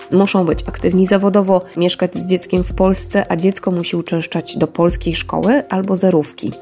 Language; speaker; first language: Polish; native; Polish